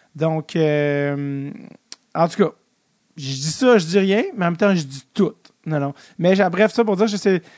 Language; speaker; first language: French; native; French